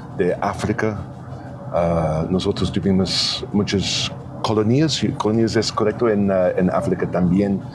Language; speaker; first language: Spanish; non-native, fluent; English